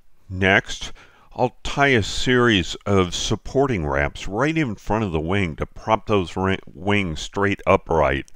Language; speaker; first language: English; native; English